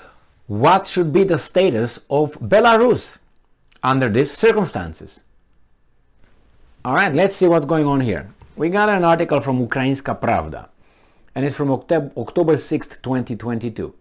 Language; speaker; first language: English; non-native, fluent; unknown